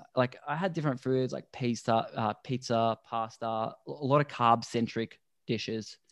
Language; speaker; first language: English; native; English